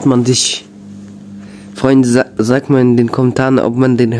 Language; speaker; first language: German; early bilingual, other home language; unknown